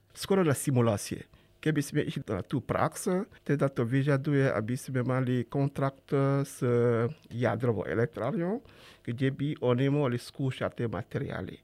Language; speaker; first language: Slovak; non-native, fluent; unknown